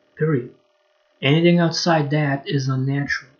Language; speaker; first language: English; non-native, fluent; Lithuanian